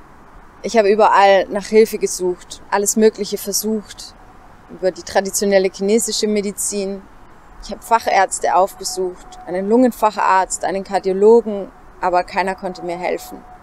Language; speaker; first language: German; native; German